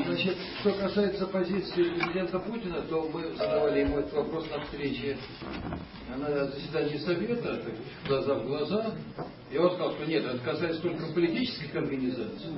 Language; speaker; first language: Russian; native; Russian